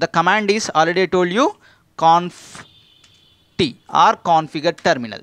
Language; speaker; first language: English; non-native, local second language; Telugu